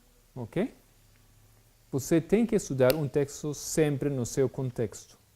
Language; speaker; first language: Portuguese; non-native, fluent; Spanish